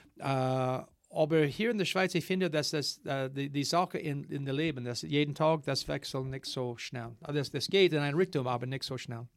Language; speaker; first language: German; non-native, learner; English